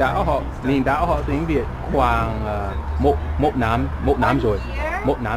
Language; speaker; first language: Vietnamese; non-native, learner; English